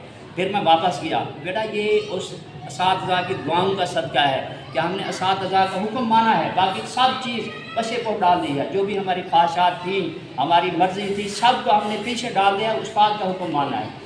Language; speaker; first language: Urdu; native; Urdu